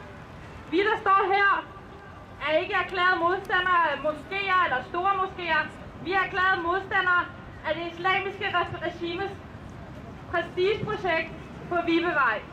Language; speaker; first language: Danish; early bilingual, other home language; Persian